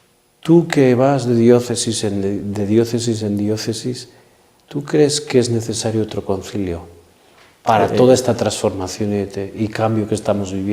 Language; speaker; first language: Spanish; native; Spanish